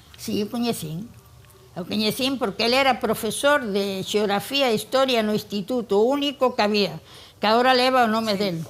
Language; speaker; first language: Galician; early bilingual, heritage; Galician